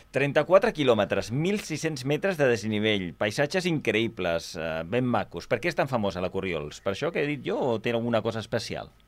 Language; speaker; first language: Catalan; native; Catalan